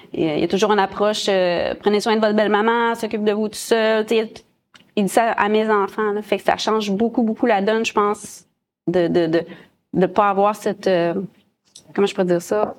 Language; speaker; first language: French; native; French